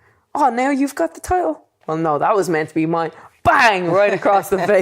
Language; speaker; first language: English; native; English